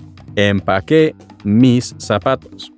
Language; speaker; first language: Spanish; non-native, learner; English